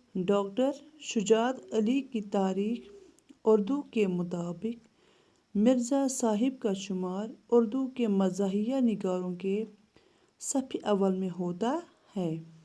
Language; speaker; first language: Urdu; non-native, local second language; Kashmiri